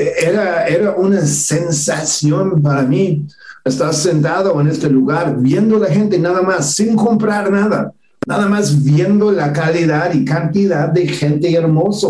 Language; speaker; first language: Spanish; non-native, fluent; English